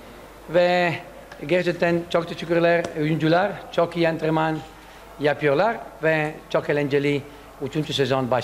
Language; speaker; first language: Turkish; non-native, learner; Italian